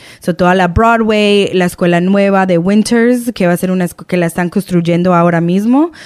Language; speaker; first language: Spanish; early bilingual, heritage; Spanish